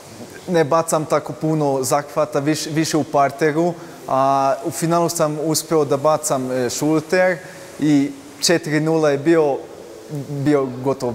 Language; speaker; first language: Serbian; non-native, local second language; Hungarian